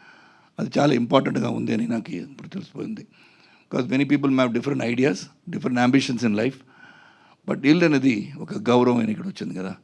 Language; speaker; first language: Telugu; non-native, fluent; Tamil